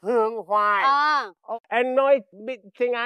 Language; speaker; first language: Vietnamese; non-native, learner; English